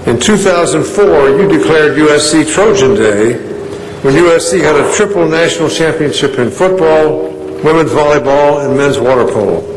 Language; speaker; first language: English; native; English